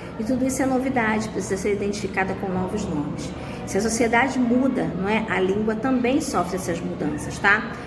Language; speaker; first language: Portuguese; native; Portuguese